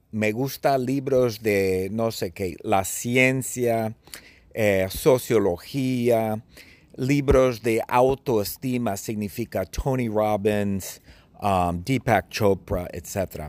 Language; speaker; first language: Spanish; non-native, fluent; English